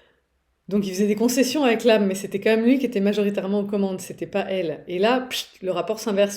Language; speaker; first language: French; native; French